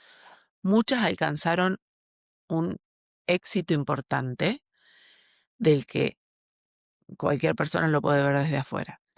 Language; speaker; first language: Spanish; native; Spanish